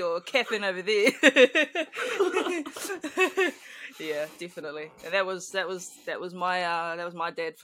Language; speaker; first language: English; native; English